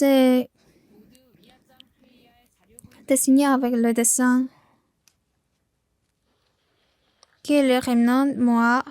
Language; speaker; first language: French; non-native, learner; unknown